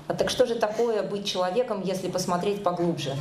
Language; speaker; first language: Russian; native; Russian